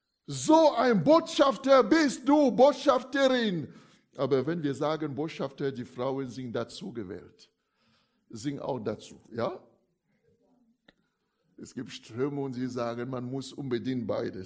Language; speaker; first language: German; non-native, fluent; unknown